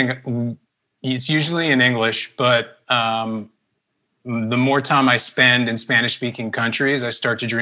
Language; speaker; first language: English; early bilingual, other home language; Spanish